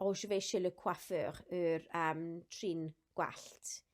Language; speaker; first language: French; non-native, fluent; Welsh